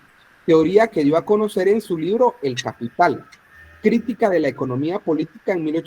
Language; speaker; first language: Spanish; native; Spanish